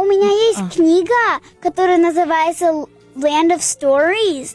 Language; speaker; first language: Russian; early bilingual, heritage; English